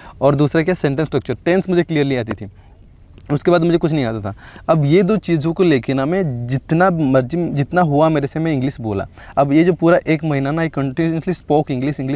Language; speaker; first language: Hindi; non-native, local second language; Odia